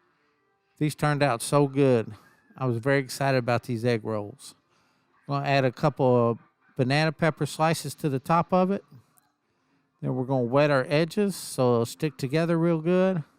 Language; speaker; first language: English; native; English